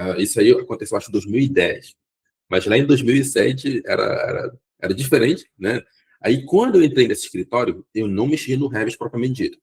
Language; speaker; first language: Portuguese; non-native, local second language; Kabuverdianu